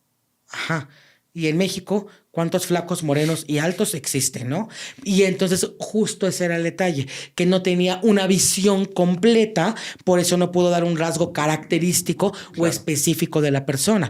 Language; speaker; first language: Spanish; native; Spanish